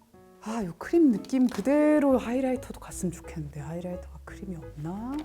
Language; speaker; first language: Korean; native; Korean